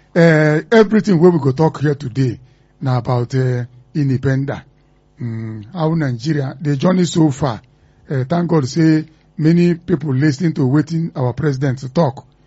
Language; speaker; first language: Nigerian Pidgin; non-native, local second language; Igbo